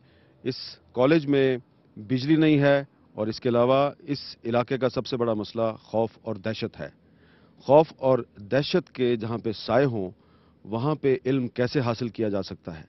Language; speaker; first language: Urdu; native; Urdu